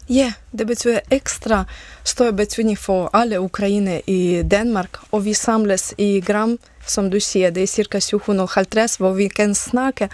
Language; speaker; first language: Danish; non-native, local second language; Ukrainian